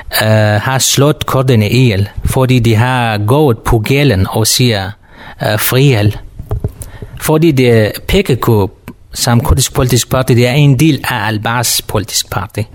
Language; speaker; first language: Danish; non-native, learner; Kurdish